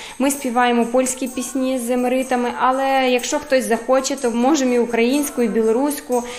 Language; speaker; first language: Ukrainian; early bilingual, heritage; Ukrainian